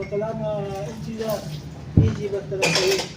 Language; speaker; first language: Arabic; non-native, learner; Hindi